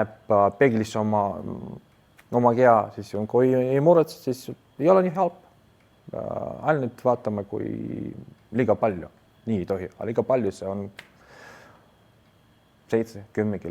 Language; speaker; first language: Estonian; non-native, learner; Russian